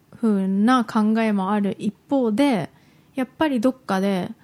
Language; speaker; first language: Japanese; native; Japanese